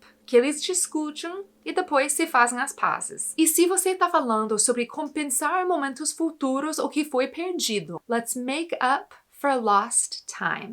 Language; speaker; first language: Portuguese; non-native, fluent; English